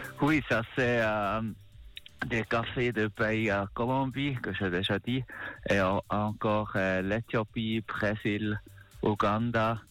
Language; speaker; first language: French; non-native, learner; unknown